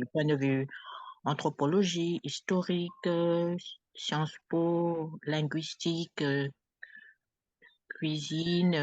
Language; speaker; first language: French; non-native, fluent; Khmer